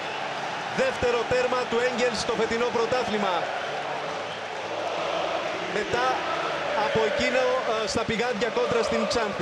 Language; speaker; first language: Greek; native; Greek